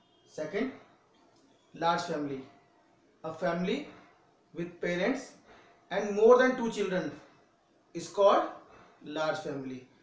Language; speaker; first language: English; non-native, local second language; Hindi